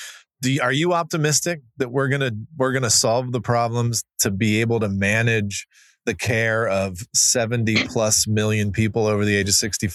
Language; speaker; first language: English; native; English